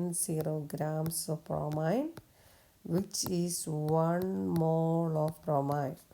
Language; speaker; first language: English; non-native, local second language; Malayalam